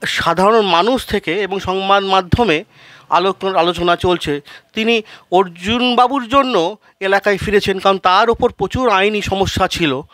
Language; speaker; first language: Bangla; native; Bangla